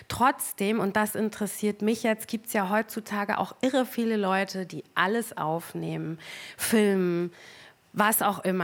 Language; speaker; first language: German; native; German